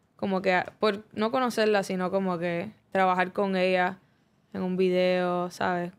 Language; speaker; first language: Spanish; early bilingual, heritage; Spanish